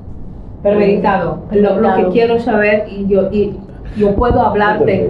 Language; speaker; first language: Spanish; non-native, learner; Greek